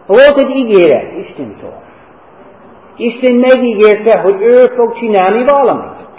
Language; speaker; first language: Hungarian; non-native, fluent; English